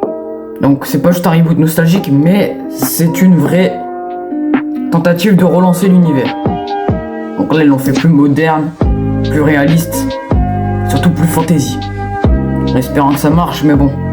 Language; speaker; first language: French; native; French